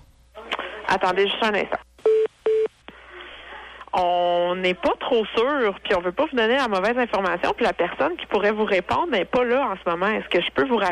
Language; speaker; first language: French; native; French